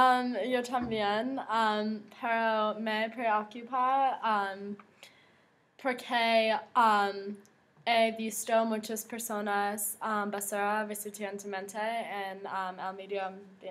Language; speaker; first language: Spanish; non-native, learner; English